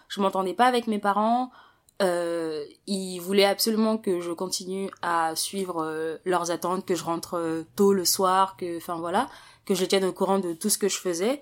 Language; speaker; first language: French; early bilingual, other home language; Wolof